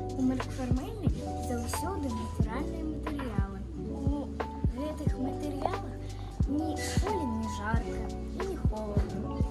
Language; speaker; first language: Belarusian; non-native, local second language; Russian